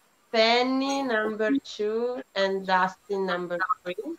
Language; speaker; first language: English; non-native, fluent; Italian